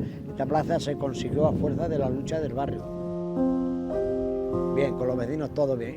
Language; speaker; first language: Spanish; native; Spanish